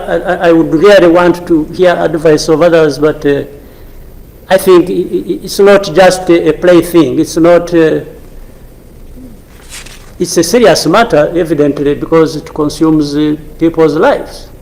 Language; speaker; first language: English; non-native, local second language; Kinyarwanda